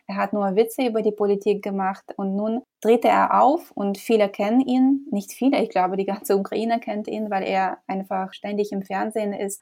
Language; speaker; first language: German; non-native, fluent; Ukrainian